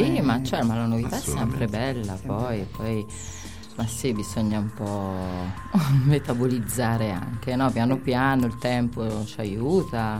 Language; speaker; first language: Italian; native; Italian